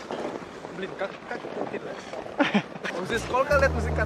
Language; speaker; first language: Russian; non-native, learner; Indonesian